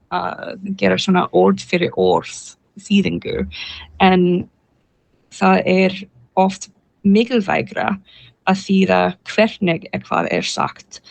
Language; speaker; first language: Icelandic; non-native, learner; English